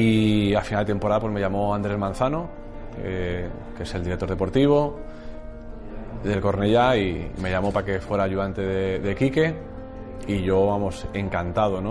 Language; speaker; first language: Spanish; native; Spanish